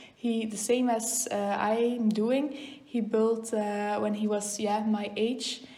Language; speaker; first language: English; non-native, fluent; Dutch